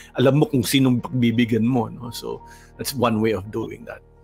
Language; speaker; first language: English; non-native, local second language; Filipino